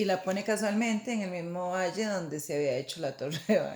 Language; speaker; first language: Spanish; native; Spanish